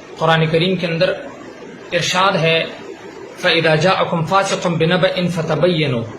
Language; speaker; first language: Urdu; non-native, local second language; Pashto